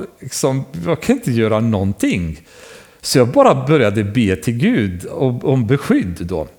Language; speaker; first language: Swedish; non-native, fluent; Romanian